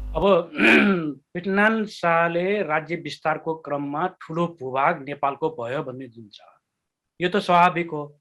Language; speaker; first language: Nepali; non-native, local second language; Newari